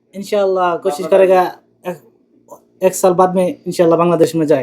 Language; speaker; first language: Hindi; non-native, local second language; Bangla